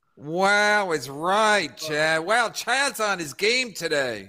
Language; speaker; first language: English; native; English